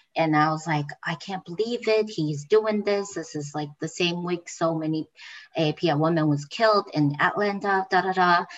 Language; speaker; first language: English; non-native, fluent; Chinese